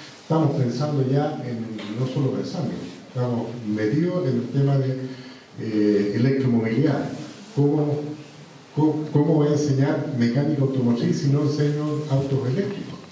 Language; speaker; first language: Spanish; native; Spanish